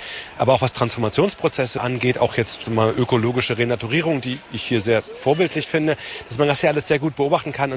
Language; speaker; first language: German; native; German